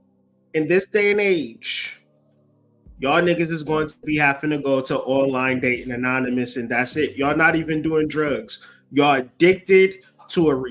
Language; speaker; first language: English; native; English